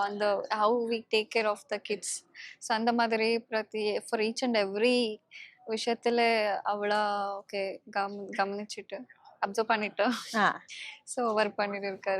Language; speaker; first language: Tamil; non-native, learner; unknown